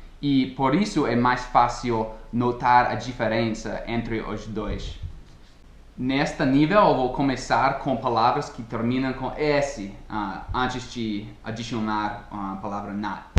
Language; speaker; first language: Portuguese; non-native, fluent; English